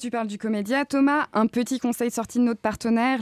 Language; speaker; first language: French; native; French